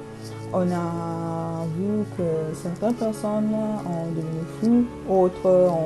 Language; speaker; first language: French; non-native, learner; Italian